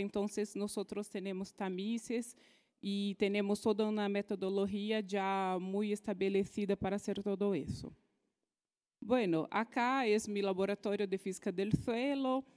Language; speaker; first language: Spanish; non-native, fluent; Portuguese